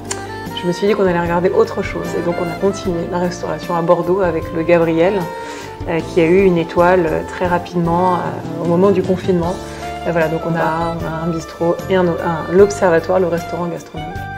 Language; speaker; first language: French; native; French